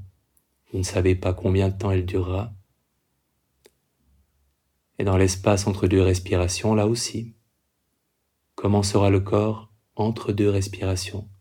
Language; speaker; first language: French; native; French